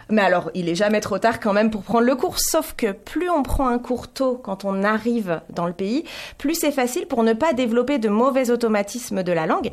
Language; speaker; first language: French; native; French